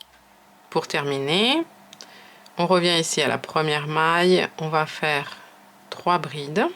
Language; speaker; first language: French; native; French